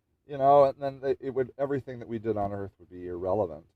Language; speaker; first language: English; native; English